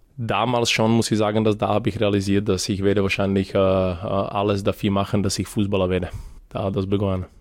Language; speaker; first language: German; early bilingual, other home language; Serbian